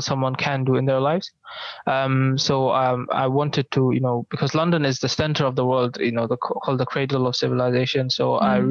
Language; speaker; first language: English; non-native, local second language; Bangla